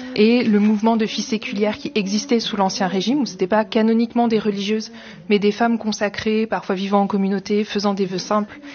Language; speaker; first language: French; native; French